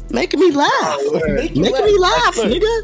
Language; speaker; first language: English; native; English